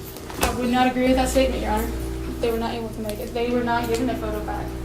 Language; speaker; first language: English; native; English